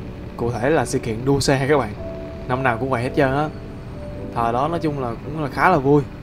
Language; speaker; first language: Vietnamese; native; Vietnamese